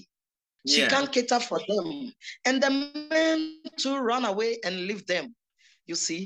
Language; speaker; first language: English; non-native, local second language; Akan